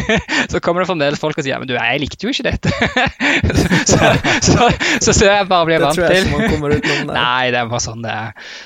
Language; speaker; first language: Norwegian; native; Norwegian